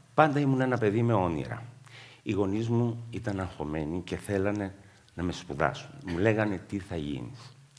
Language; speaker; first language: Greek; native; Greek